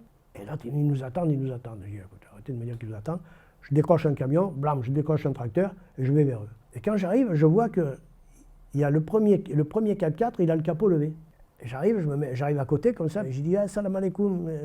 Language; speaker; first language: French; native; French